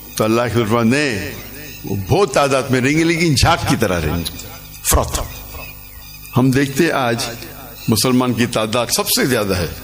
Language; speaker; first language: Urdu; non-native, local second language; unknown